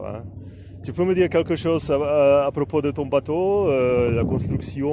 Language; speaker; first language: French; non-native, fluent; Czech